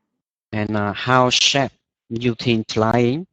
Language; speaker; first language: English; non-native, learner; Vietnamese